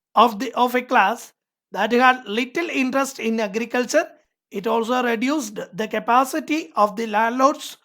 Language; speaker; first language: English; non-native, local second language; Malayalam